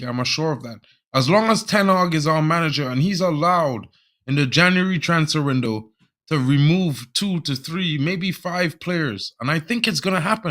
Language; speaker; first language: English; native; English